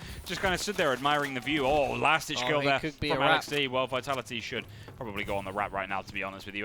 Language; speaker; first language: English; native; English